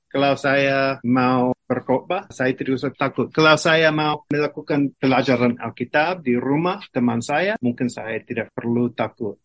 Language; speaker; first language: Indonesian; non-native, fluent; English